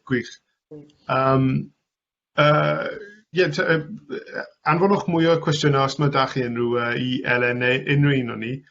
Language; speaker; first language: Welsh; non-native, local second language; English